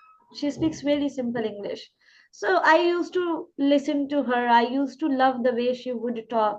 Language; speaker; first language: English; non-native, local second language; Hindi